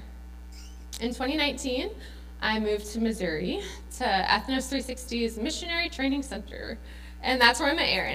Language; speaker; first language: English; native; English